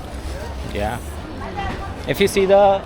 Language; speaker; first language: English; non-native, learner; Hindi